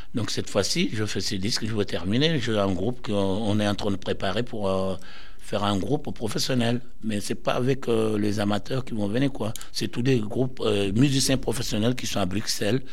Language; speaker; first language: French; non-native, local second language; Soninke